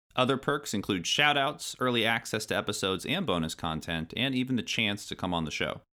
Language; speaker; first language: English; native; English